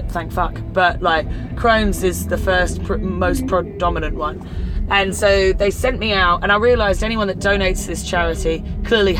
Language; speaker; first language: English; native; English